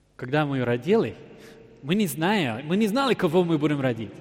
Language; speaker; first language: Russian; non-native, fluent; English